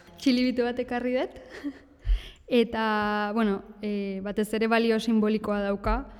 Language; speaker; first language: Basque; native; Basque